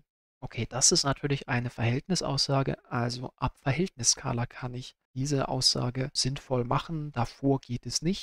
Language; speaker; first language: German; native; German